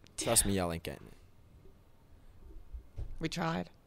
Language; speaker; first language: English; native; English